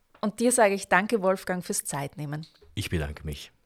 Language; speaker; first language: German; native; German